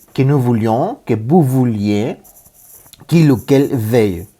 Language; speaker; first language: French; non-native, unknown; Spanish